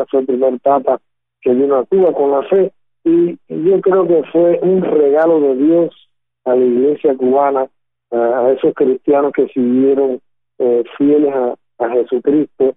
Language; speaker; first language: Spanish; native; Spanish